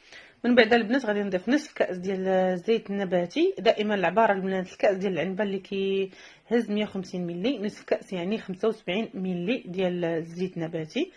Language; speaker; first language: Arabic; native; Arabic